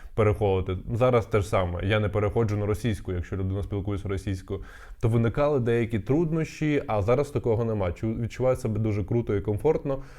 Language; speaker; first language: Ukrainian; non-native, local second language; Russian